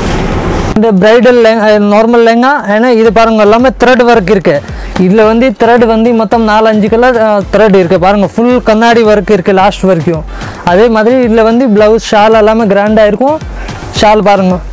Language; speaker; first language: Tamil; native; Tamil